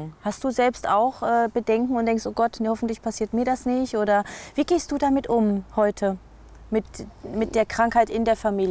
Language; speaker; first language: German; native; German